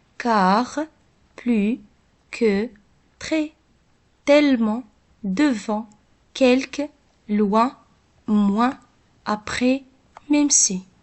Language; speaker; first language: French; non-native, local second language; Arabic